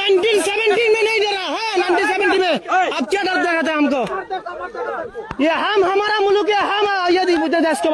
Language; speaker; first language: Hindi; non-native, learner; Bangla